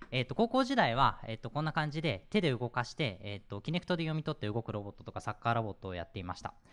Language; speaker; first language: Japanese; native; Japanese